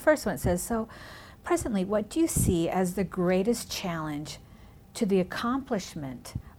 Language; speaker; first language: English; early bilingual, other home language; Spanish